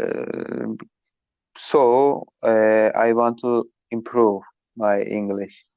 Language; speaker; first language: English; non-native, learner; Turkish